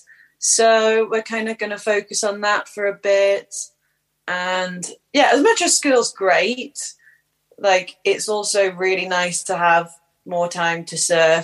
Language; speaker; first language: English; native; English